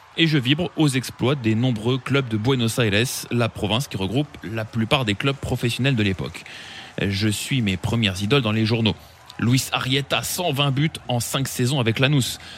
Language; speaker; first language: French; non-native, fluent; Spanish